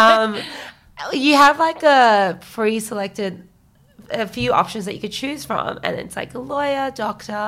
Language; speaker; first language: English; early bilingual, other home language; Chinese